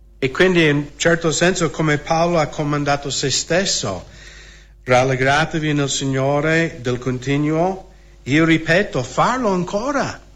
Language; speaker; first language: Italian; non-native, fluent; English